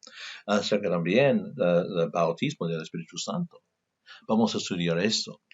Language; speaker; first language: Spanish; non-native, fluent; English